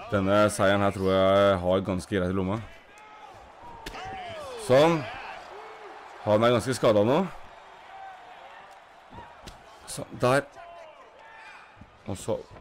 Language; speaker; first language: Norwegian; native; Norwegian